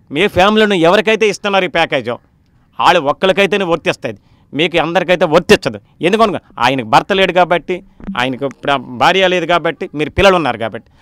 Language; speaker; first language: Telugu; native; Telugu